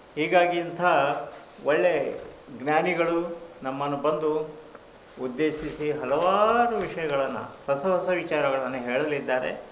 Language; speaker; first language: Kannada; native; Kannada